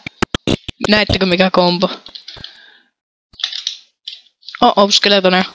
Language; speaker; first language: Finnish; native; Finnish